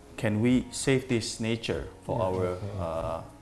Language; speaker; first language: English; non-native, fluent; Indonesian